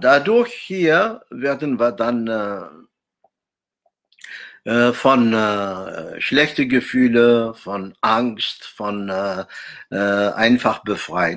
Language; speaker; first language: German; non-native, fluent; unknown